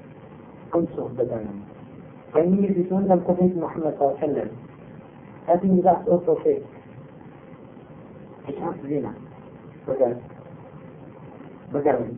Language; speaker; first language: German; non-native, fluent; Arabic